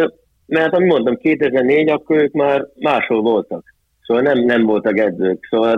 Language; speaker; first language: Hungarian; early bilingual, heritage; Hungarian